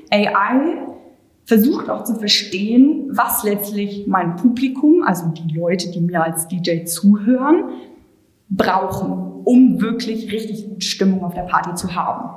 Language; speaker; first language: German; native; German